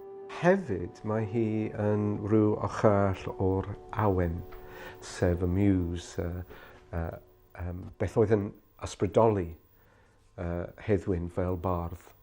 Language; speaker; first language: Welsh; non-native, fluent; English